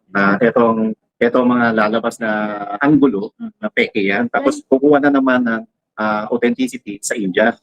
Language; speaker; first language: Filipino; native; Filipino